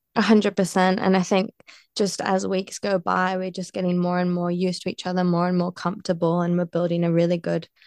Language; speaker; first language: English; native; English